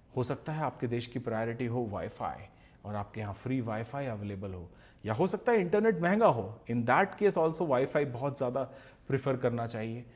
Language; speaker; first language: Hindi; native; Hindi